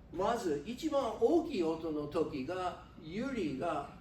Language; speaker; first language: Japanese; non-native, learner; English